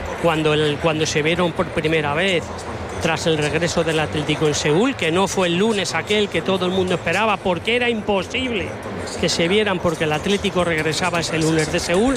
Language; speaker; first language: Spanish; native; Spanish